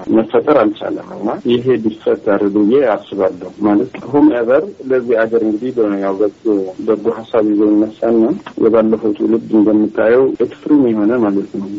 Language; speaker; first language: Amharic; non-native, local second language; Tigrinya